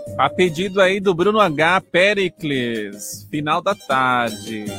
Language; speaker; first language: Portuguese; native; Portuguese